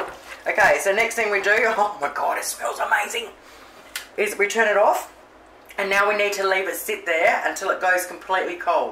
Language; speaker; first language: English; native; English